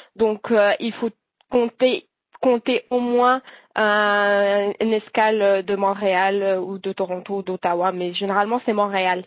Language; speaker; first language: French; non-native, local second language; Arabic